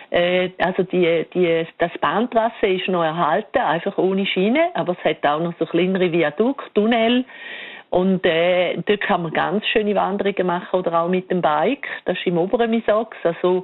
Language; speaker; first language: German; native; German